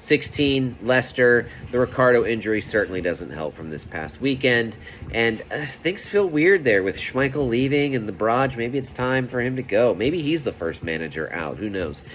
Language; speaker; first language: English; native; English